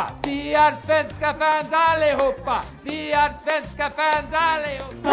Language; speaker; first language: Swedish; non-native, learner; English